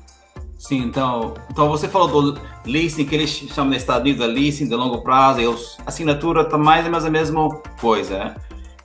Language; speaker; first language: Portuguese; non-native, learner; English